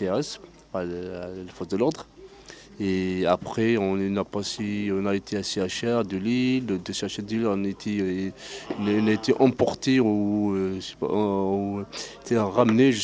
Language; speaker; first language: French; non-native, local second language; Arabic